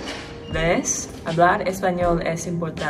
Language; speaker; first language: Spanish; non-native, learner; English